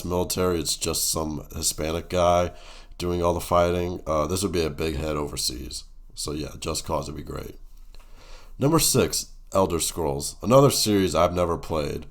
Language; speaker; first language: English; native; English